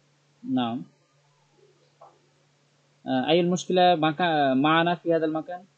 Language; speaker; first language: Arabic; non-native, learner; Bangla